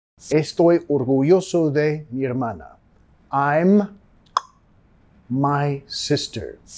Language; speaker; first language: Spanish; non-native, fluent; English